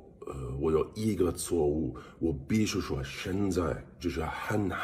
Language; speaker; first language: Chinese; non-native, learner; English